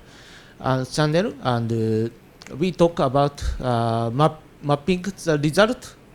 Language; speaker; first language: English; non-native, learner; Japanese